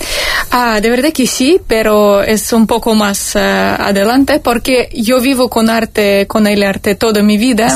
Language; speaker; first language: Spanish; non-native, fluent; Russian